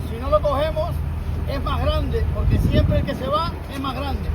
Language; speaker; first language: Spanish; native; Spanish